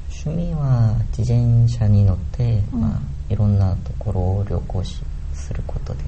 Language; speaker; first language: Japanese; non-native, learner; Korean